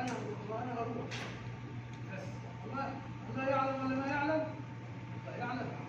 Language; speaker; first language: Arabic; non-native, learner; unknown